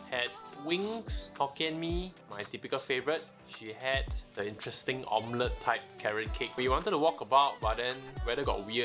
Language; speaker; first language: English; native; English